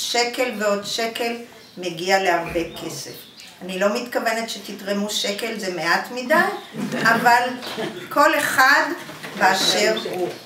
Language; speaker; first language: Hebrew; native; Hebrew